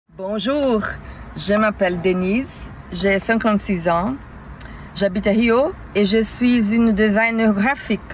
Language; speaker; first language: French; non-native, learner; Portuguese